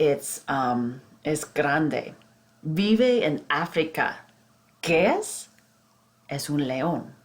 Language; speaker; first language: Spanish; non-native, fluent; English